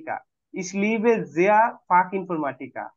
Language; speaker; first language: German; non-native, fluent; Bangla